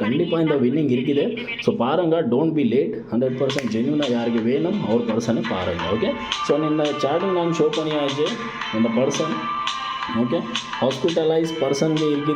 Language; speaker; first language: Tamil; non-native, learner; Kannada